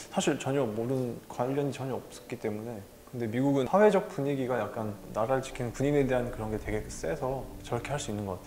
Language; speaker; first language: Korean; native; Korean